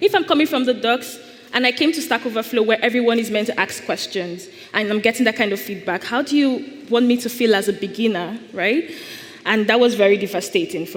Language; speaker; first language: English; non-native, local second language; Igbo